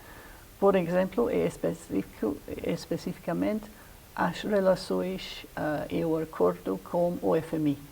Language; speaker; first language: Portuguese; non-native, fluent; English